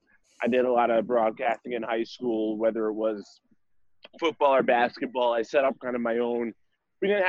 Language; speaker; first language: English; native; English